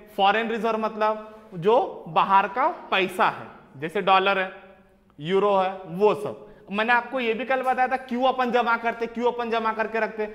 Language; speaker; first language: Hindi; native; Hindi